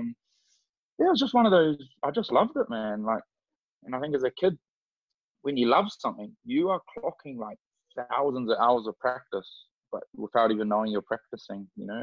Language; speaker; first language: English; native; English